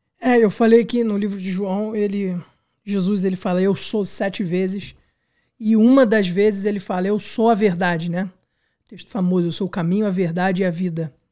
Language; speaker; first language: Portuguese; native; Portuguese